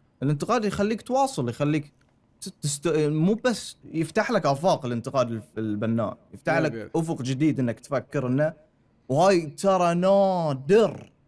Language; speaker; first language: Arabic; native; Arabic